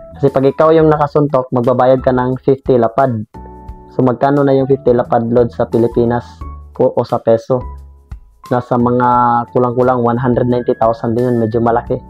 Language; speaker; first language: Filipino; native; Filipino